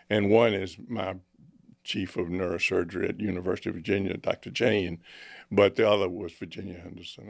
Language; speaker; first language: English; native; English